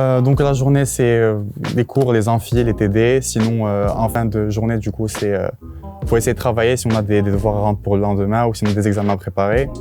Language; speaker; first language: French; native; French